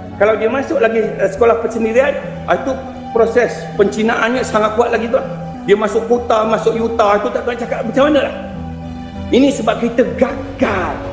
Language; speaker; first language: Malay; native; Malay